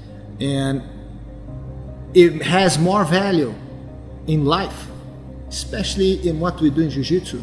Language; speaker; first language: English; non-native, fluent; Portuguese